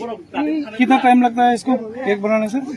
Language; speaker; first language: Hindi; non-native, local second language; Bodo